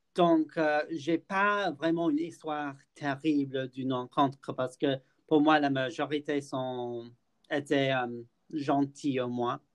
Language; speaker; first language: French; non-native, fluent; English